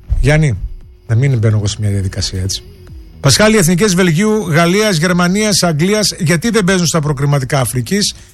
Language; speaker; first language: Greek; early bilingual, other home language; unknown